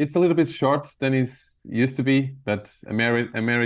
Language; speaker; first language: English; non-native, fluent; Portuguese